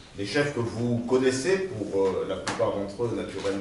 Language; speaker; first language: French; native; French